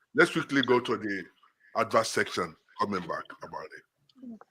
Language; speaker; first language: English; non-native, local second language; Yoruba